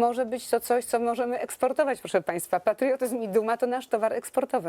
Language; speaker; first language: Polish; native; Polish